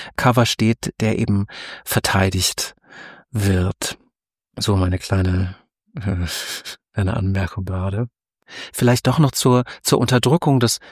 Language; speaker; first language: German; native; German